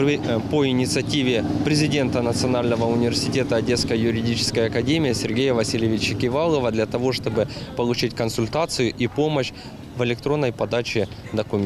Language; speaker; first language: Russian; native; Russian